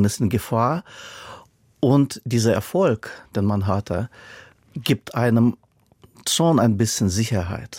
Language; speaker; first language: German; non-native, fluent; Russian